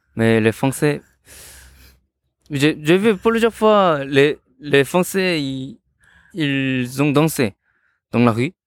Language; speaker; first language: French; non-native, learner; Korean